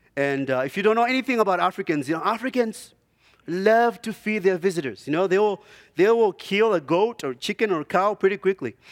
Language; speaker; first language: English; non-native, local second language; Shona